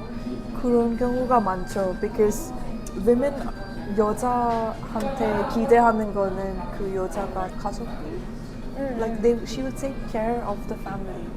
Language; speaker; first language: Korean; non-native, fluent; Hindi